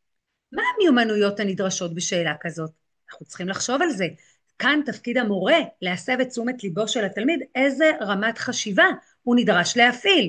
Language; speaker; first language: Hebrew; native; Hebrew